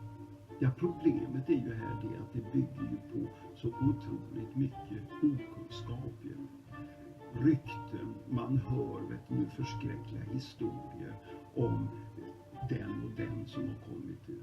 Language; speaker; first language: Swedish; native; Swedish